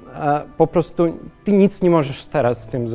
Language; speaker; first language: Polish; non-native, learner; Russian